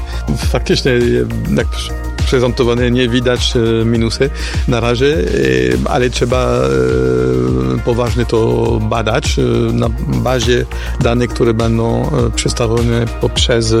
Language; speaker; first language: Polish; non-native, fluent; French